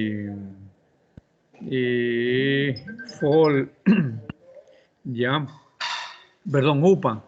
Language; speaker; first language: Spanish; native; Spanish